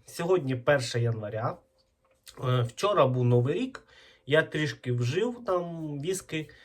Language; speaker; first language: Ukrainian; non-native, local second language; Russian